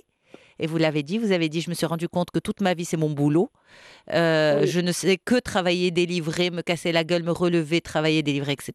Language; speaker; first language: French; non-native, local second language; Arabic